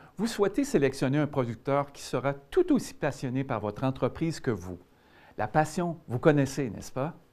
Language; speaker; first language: French; native; French